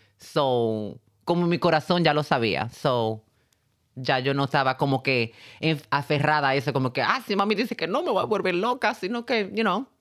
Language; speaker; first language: Spanish; native; Spanish